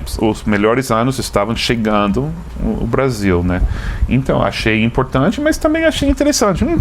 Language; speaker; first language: Portuguese; non-native, fluent; English